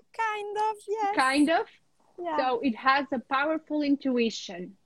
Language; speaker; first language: English; non-native, fluent; Ukrainian